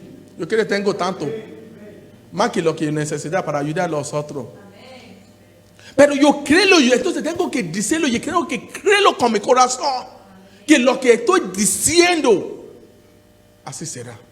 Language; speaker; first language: Spanish; non-native, learner; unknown